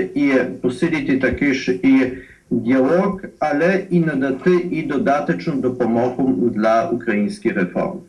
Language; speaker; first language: Ukrainian; non-native, fluent; Polish